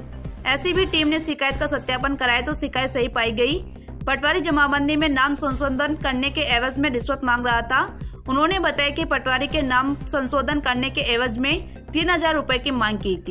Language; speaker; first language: Hindi; native; Hindi